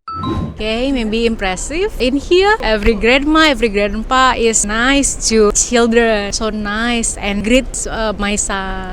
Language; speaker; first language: English; non-native, learner; Chinese